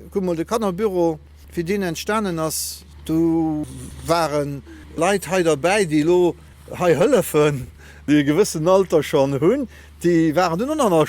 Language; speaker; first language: German; non-native, local second language; Luxembourgish